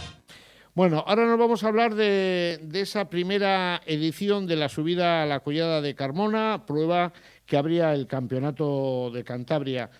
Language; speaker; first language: Spanish; native; Spanish